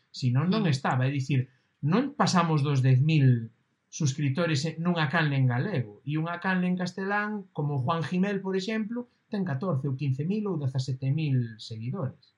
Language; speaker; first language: Galician; non-native, local second language; Spanish